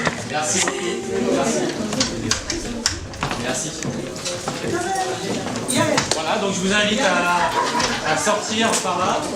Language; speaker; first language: French; native; French